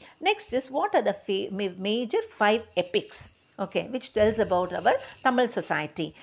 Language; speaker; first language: English; non-native, local second language; Tamil